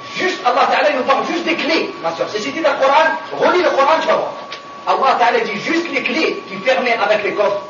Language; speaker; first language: French; non-native, local second language; Arabic